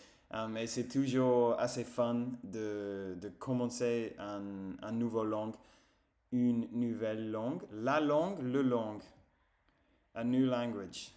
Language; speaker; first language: French; non-native, fluent; English